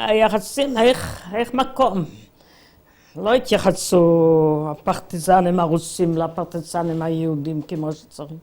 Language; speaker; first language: Hebrew; non-native, fluent; Yiddish